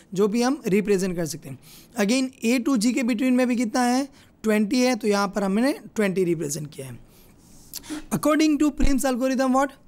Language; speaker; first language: Hindi; non-native, local second language; Gujarati